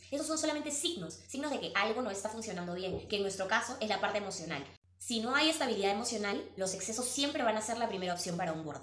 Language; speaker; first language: Spanish; native; Spanish